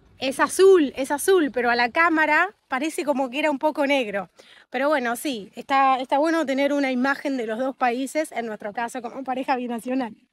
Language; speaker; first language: Spanish; native; Spanish